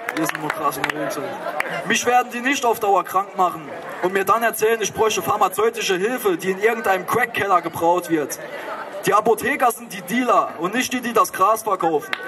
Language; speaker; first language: German; native; German